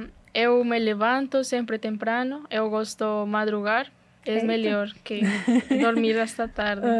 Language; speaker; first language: Portuguese; non-native, learner; Spanish